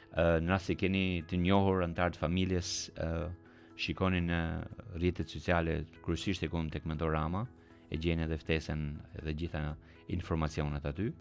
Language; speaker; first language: Albanian; early bilingual, heritage; Albanian